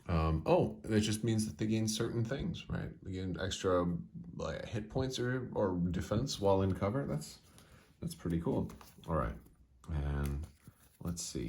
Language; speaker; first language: English; native; English